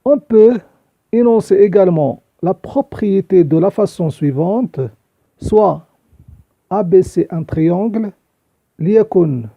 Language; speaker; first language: French; non-native, local second language; Arabic